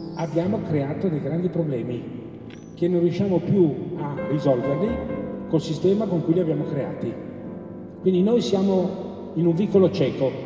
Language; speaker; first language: Italian; native; Italian